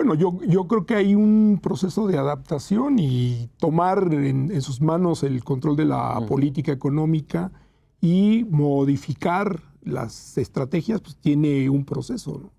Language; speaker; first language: Spanish; native; Spanish